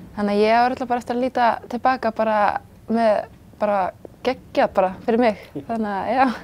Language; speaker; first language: Icelandic; native; Icelandic